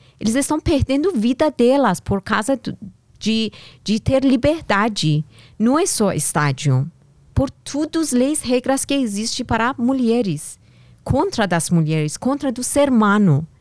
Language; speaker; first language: Portuguese; non-native, learner; Persian